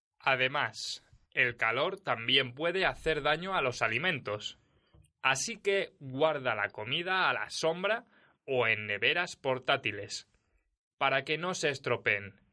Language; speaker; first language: Spanish; native; Spanish